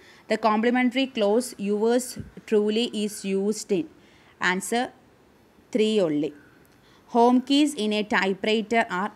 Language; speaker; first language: English; non-native, local second language; Malayalam